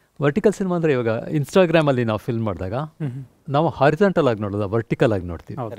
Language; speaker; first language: Kannada; native; Kannada